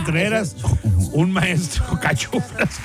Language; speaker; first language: Spanish; native; Spanish